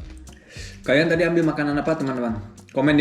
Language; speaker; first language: Indonesian; early bilingual, heritage; German